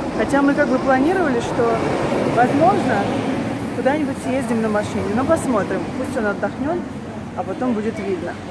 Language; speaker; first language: Russian; native; Russian